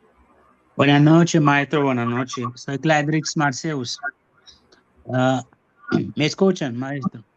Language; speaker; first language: Spanish; non-native, fluent; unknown